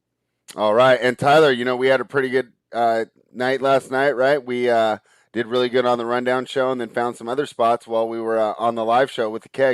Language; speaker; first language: English; native; English